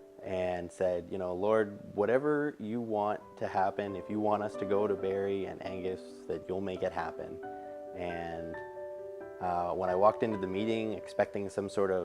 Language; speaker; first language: English; native; English